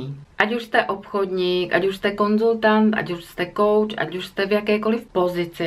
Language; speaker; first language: Czech; native; Czech